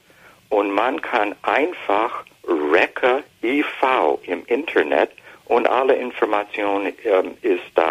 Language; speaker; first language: German; non-native, fluent; English